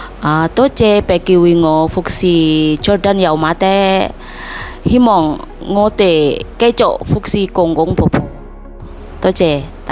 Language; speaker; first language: Cantonese; non-native, learner; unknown